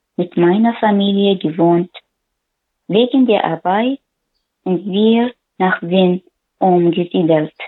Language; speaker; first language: German; non-native, learner; Arabic